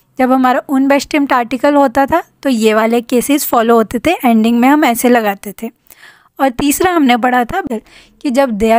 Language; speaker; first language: Hindi; native; Hindi